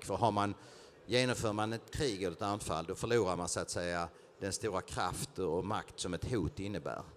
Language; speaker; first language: Swedish; native; Swedish